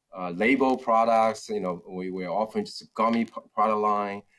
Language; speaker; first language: English; non-native, fluent; Chinese